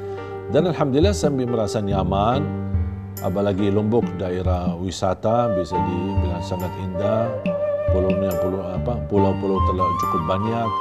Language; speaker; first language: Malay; non-native, fluent; Arabic